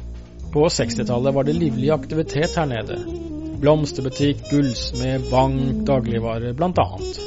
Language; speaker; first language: Norwegian; native; Norwegian